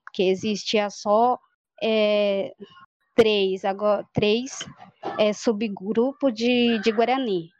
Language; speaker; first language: Portuguese; non-native, local second language; Guarani